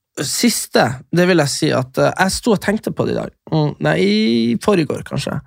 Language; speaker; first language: Norwegian; native; Norwegian